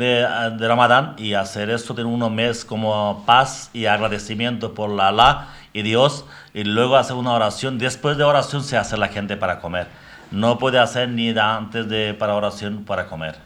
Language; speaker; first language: Spanish; non-native, learner; Bangla